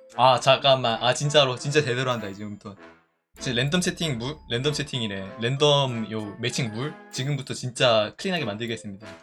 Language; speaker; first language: Korean; native; Korean